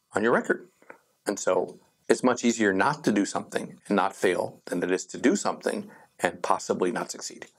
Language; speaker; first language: English; native; English